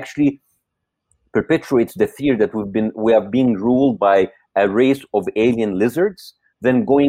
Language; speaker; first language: English; non-native, fluent; Arabic